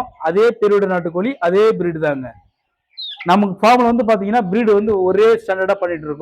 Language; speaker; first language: Tamil; native; Tamil